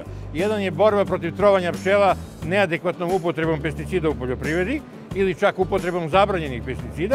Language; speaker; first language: Serbian; native; Serbian